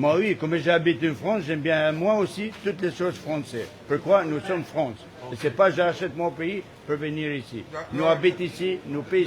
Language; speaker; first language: French; non-native, learner; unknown